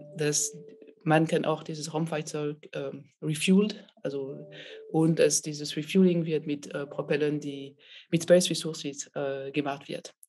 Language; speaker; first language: German; non-native, fluent; French